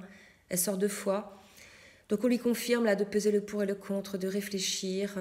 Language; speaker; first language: French; native; French